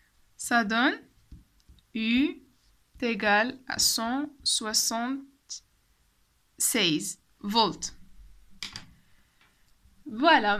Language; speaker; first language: French; non-native, local second language; Arabic